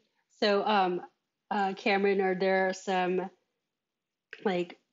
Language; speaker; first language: English; native; English